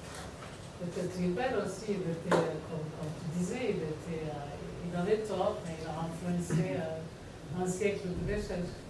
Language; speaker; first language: French; non-native, fluent; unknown